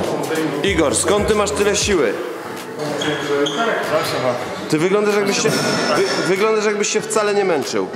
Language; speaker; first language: Polish; native; Polish